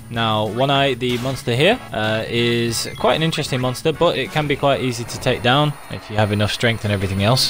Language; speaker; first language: English; native; English